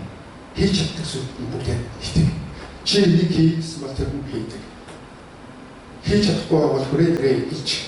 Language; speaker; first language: Mongolian; early bilingual, heritage; Mongolian